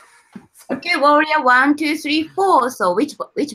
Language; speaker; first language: English; non-native, learner; Japanese